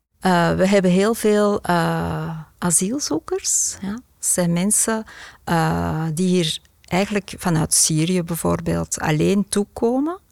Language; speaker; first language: Dutch; native; Dutch